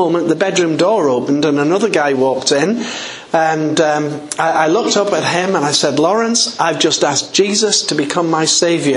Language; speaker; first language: English; native; English